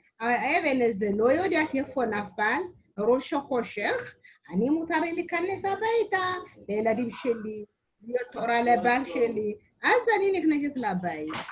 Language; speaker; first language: Hebrew; non-native, learner; Amharic